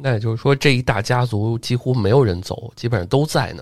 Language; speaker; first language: Chinese; native; Chinese